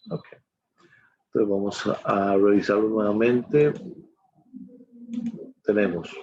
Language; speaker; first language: Spanish; native; Spanish